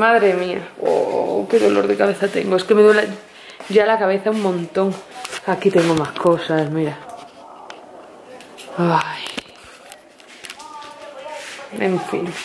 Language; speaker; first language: Spanish; native; Spanish